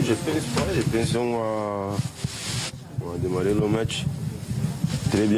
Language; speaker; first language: French; non-native, fluent; Portuguese